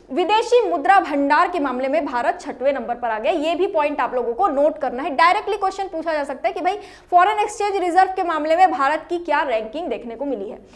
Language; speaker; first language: Hindi; native; Hindi